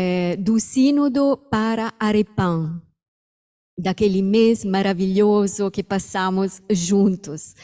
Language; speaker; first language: Portuguese; non-native, fluent; Italian